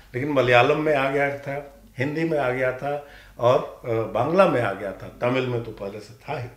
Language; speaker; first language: Hindi; non-native, local second language; Magahi